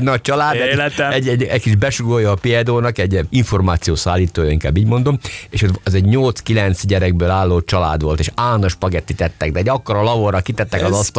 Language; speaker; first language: Hungarian; native; Hungarian